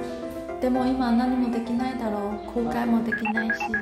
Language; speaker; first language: Japanese; non-native, learner; Chinese